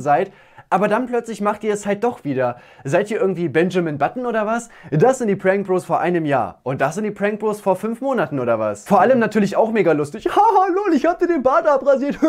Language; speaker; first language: German; native; German